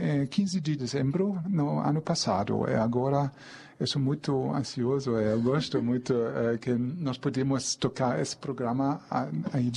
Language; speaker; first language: Portuguese; non-native, fluent; German